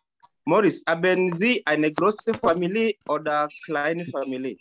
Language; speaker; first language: German; non-native, learner; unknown